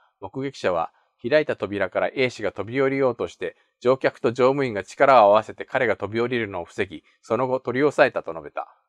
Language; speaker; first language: Japanese; native; Japanese